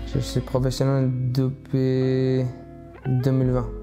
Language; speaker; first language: French; non-native, learner; Georgian